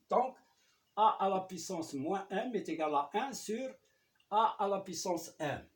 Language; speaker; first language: French; non-native, local second language; Arabic